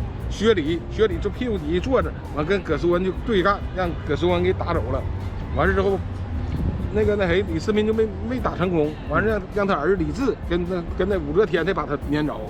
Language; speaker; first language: Chinese; native; Chinese